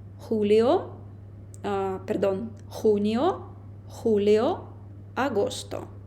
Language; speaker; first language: Spanish; non-native, fluent; Ukrainian